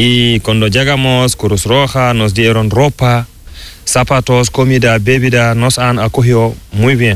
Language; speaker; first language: Spanish; non-native, learner; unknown